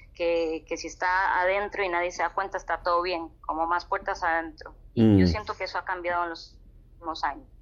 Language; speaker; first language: Spanish; native; Spanish